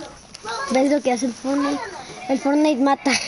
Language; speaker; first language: Spanish; native; Spanish